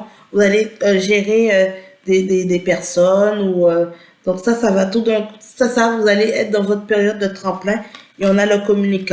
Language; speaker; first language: French; native; French